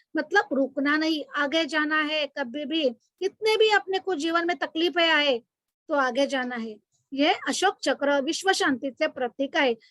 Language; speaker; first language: Hindi; non-native, local second language; Marathi